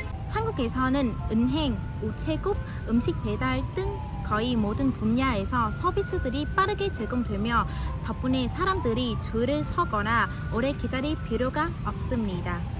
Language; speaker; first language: Korean; non-native, fluent; Vietnamese